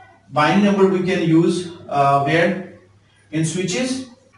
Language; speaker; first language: English; non-native, local second language; Urdu